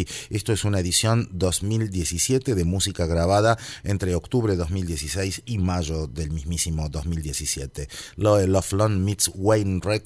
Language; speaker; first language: Spanish; native; Spanish